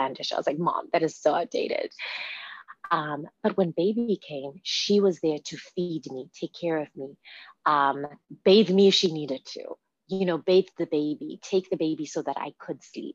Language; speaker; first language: English; non-native, local second language; Shona